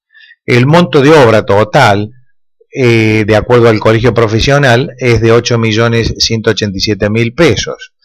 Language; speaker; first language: Spanish; native; Spanish